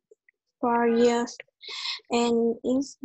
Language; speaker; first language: English; non-native, learner; Vietnamese